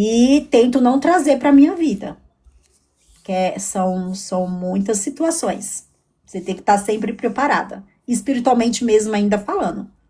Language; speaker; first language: Portuguese; native; Portuguese